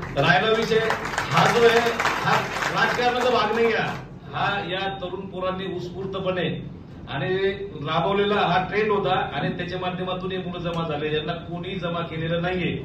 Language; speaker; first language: Marathi; non-native, local second language; Lambadi